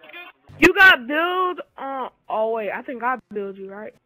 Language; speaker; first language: English; native; English